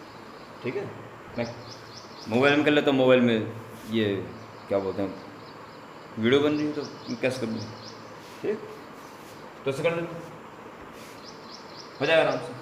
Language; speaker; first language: Hindi; native; Hindi